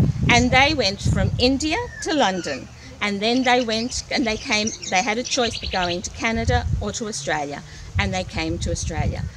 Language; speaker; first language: English; early bilingual, other home language; Portuguese